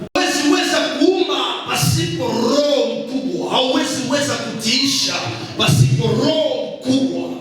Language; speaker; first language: Swahili; non-native, local second language; Nande